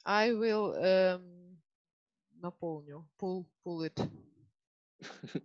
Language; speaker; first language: English; non-native, learner; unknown